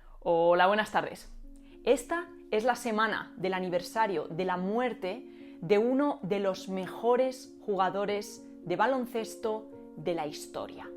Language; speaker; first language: Spanish; native; Spanish